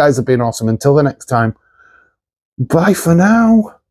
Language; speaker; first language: English; native; English